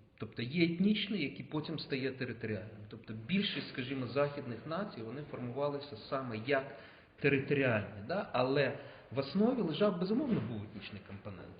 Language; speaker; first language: Ukrainian; native; Ukrainian